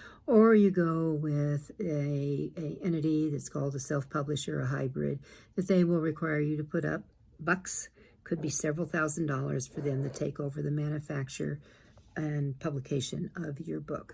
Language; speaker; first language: English; native; English